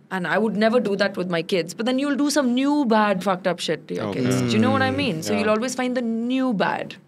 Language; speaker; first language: English; non-native, local second language; Tamil